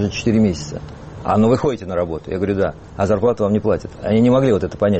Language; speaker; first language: Russian; native; Russian